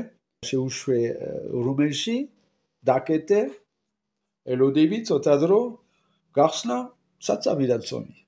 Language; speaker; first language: Georgian; non-native, learner; French